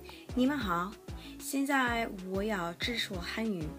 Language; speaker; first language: Chinese; non-native, learner; English